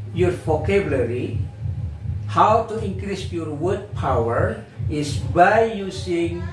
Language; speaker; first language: English; non-native, fluent; Indonesian